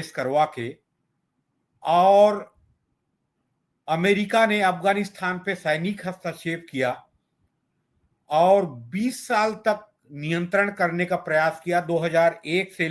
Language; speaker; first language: Hindi; native; Hindi